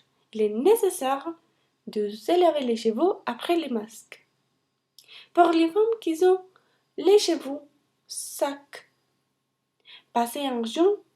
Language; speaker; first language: French; non-native, learner; Spanish